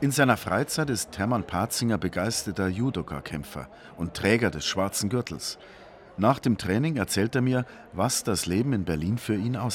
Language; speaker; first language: German; native; German